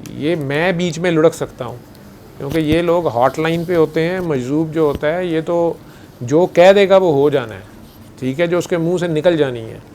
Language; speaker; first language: Urdu; non-native, local second language; Punjabi